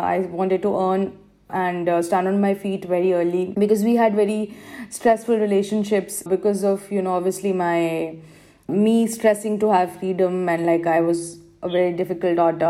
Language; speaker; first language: English; non-native, local second language; Hindi